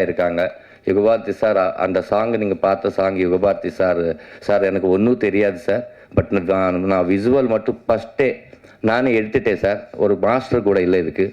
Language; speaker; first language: Tamil; non-native, learner; Telugu